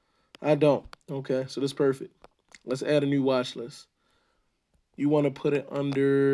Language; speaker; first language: English; native; English